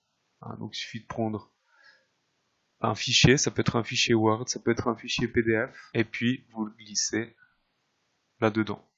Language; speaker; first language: French; native; French